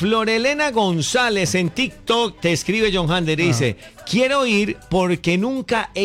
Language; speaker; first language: Spanish; native; Spanish